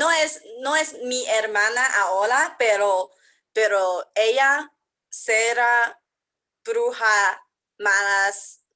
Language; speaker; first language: Spanish; non-native, learner; English